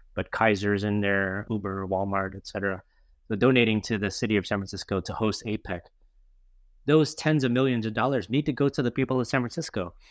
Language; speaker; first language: English; native; English